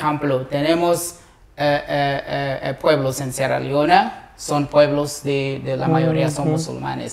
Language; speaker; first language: Spanish; non-native, learner; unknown